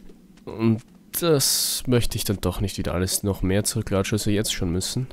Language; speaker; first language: German; native; German